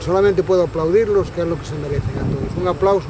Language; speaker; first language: Spanish; native; Spanish